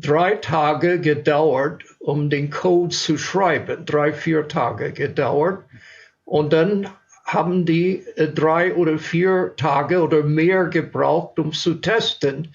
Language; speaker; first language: German; non-native, fluent; English